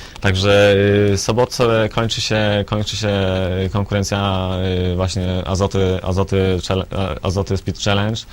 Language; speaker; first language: Polish; native; Polish